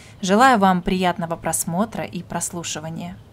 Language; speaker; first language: Russian; native; Russian